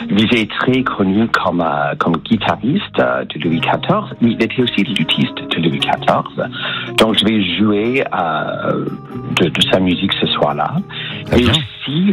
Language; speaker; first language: French; native; French